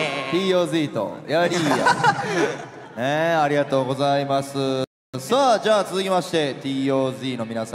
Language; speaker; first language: Japanese; native; Japanese